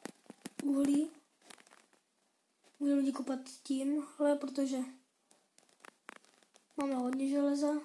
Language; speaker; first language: Czech; non-native, learner; Slovak